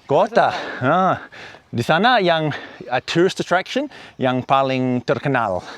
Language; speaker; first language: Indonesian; non-native, learner; English